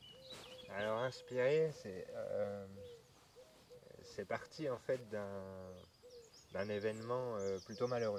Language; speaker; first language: French; native; French